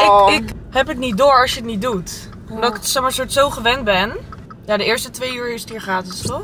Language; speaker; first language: Dutch; native; Dutch